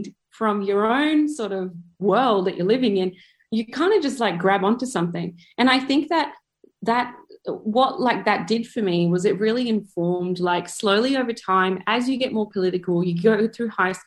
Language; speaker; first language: English; native; English